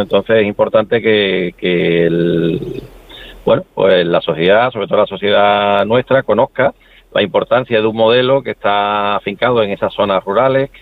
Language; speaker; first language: Spanish; native; Spanish